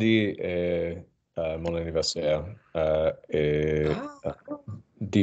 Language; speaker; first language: French; non-native, learner; English